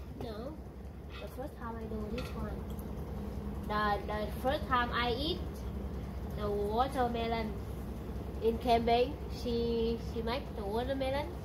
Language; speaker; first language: English; non-native, learner; Vietnamese